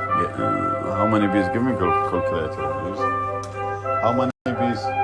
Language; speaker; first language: English; non-native, learner; Arabic